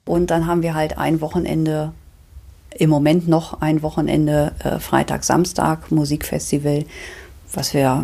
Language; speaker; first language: German; native; German